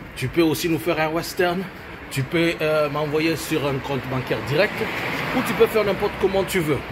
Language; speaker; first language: French; non-native, local second language; Swahili